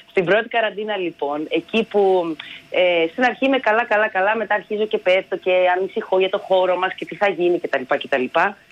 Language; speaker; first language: Greek; early bilingual, other home language; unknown